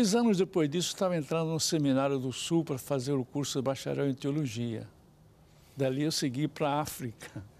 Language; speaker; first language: Portuguese; native; Portuguese